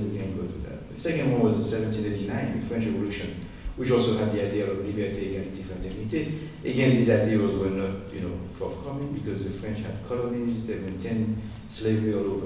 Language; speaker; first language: English; non-native, fluent; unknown